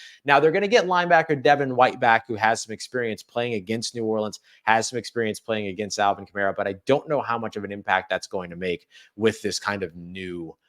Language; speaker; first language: English; native; English